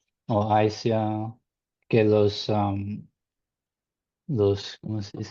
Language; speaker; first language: Spanish; non-native, learner; English